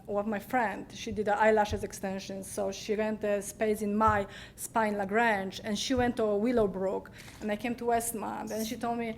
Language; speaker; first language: English; non-native, learner; Polish